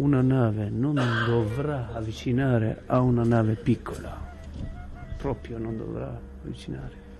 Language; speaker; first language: Italian; non-native, fluent; Albanian